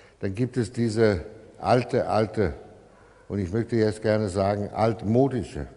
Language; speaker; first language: German; non-native, fluent; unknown